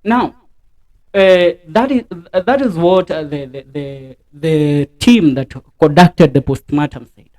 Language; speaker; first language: English; non-native, local second language; Swahili